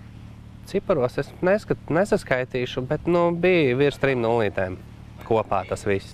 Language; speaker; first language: Latvian; native; Latvian